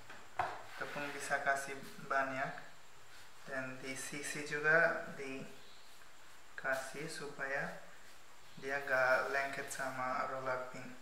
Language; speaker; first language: Indonesian; non-native, fluent; Bangla